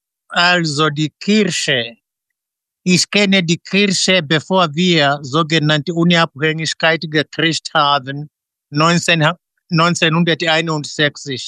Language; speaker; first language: German; non-native, fluent; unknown